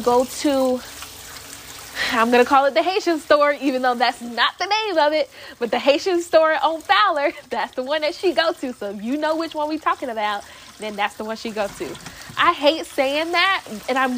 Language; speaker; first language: English; native; English